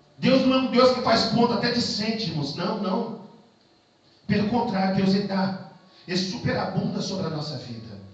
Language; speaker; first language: Portuguese; native; Portuguese